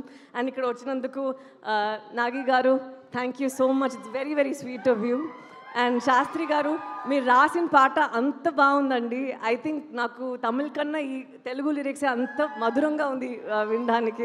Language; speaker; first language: Telugu; non-native, local second language; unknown